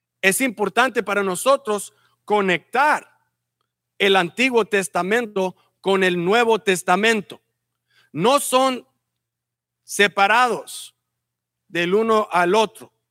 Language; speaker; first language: Spanish; early bilingual, heritage; Spanish